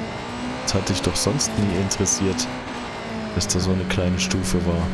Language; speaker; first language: German; native; German